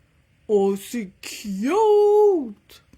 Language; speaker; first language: French; native; French